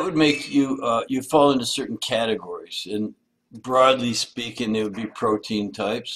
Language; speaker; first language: English; native; English